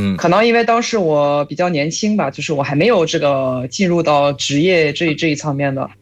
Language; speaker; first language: Chinese; non-native, fluent; French